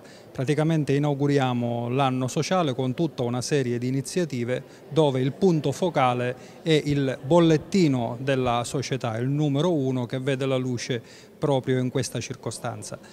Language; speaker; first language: Italian; native; Italian